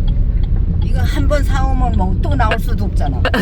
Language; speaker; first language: Korean; native; Korean